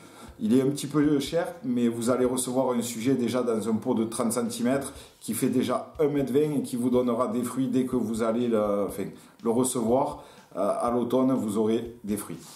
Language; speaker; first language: French; native; French